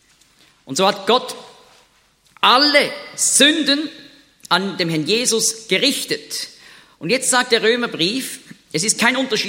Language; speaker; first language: German; native; German